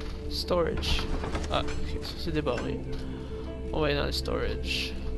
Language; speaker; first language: French; native; French